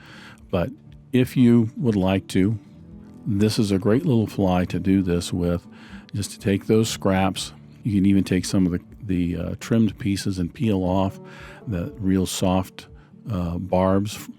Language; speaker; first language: English; native; English